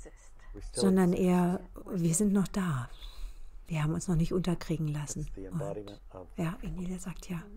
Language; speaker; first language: German; native; German